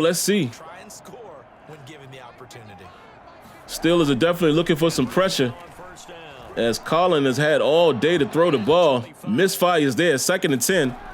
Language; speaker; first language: English; native; English